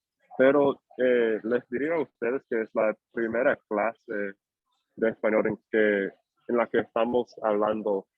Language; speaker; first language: Spanish; non-native, fluent; English